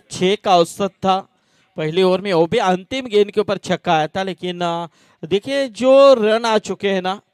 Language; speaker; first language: Hindi; non-native, local second language; Marathi